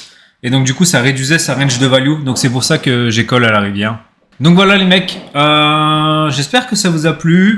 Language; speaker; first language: French; native; French